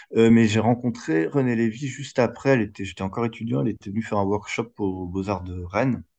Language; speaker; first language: French; native; French